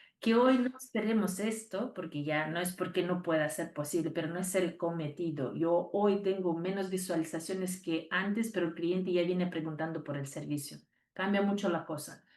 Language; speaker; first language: Spanish; non-native, fluent; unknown